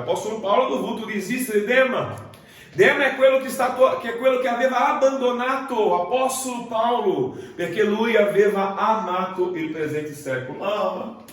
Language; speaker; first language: Italian; non-native, fluent; Portuguese